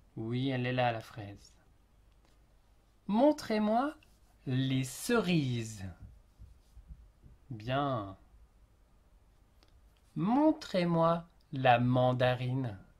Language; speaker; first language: French; native; French